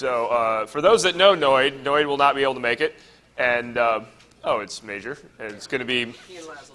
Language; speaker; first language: English; native; English